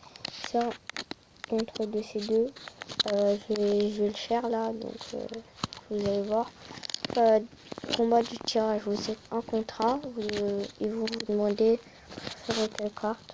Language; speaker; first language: French; native; French